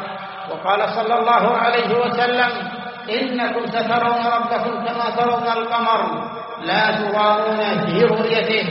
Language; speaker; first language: Arabic; native; Arabic